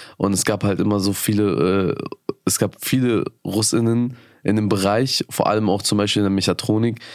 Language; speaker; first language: German; early bilingual, other home language; Persian